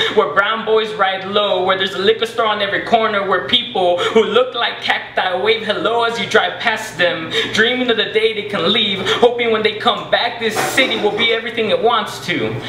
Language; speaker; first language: English; native; English